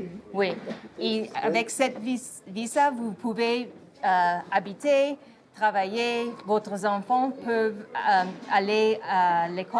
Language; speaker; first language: French; non-native, learner; English